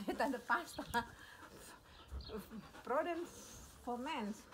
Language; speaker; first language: Dutch; non-native, learner; Indonesian